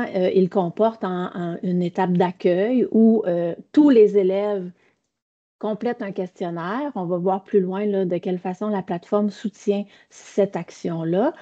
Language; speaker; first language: French; native; French